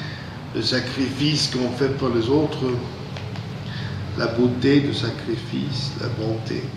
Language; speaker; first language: French; non-native, fluent; English